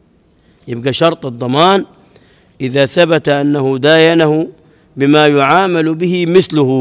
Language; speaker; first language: Arabic; native; Arabic